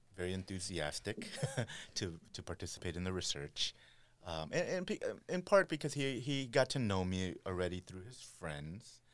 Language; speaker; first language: English; native; English